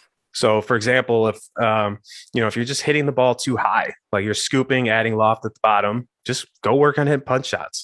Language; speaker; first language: English; native; English